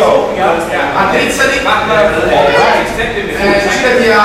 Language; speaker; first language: Italian; native; Italian